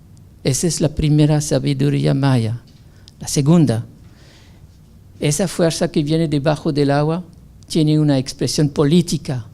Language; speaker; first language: Spanish; non-native, fluent; French